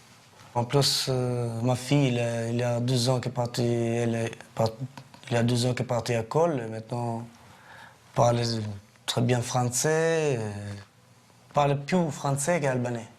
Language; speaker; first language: French; non-native, learner; Albanian